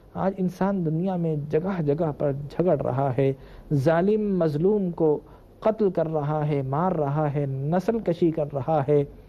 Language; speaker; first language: Urdu; native; Urdu